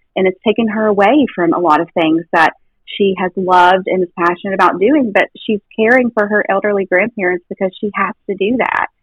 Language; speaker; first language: English; native; English